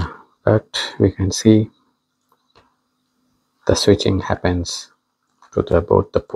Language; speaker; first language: English; non-native, fluent; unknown